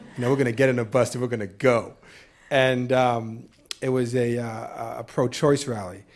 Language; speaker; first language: English; native; English